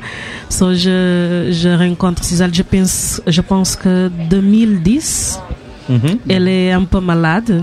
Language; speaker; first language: French; non-native, learner; Portuguese